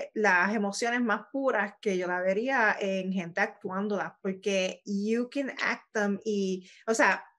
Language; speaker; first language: Spanish; native; Spanish